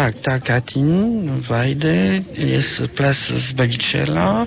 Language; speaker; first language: Polish; early bilingual, heritage; French